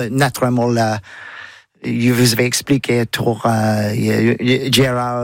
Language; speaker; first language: French; non-native, learner; English